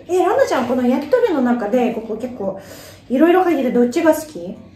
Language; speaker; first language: Japanese; non-native, fluent; Russian